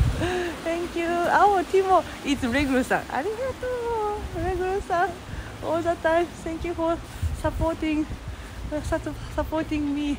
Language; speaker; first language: English; non-native, fluent; Japanese